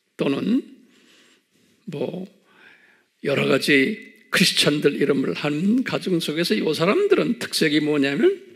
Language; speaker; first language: Korean; native; Korean